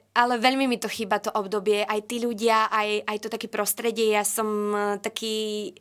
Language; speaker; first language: Slovak; non-native, local second language; Rusyn